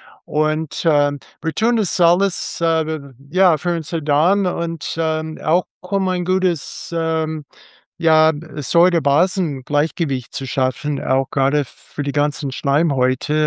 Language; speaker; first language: German; non-native, fluent; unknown